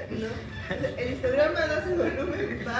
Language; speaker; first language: Spanish; native; Spanish